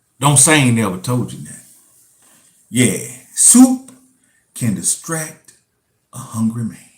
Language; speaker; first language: English; native; English